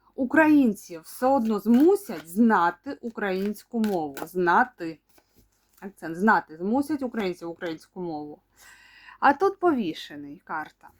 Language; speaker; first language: Ukrainian; non-native, local second language; Russian